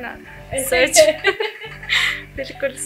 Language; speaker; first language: Hindi; non-native, learner; Russian